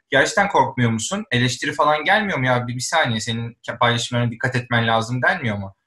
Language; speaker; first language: Turkish; native; Turkish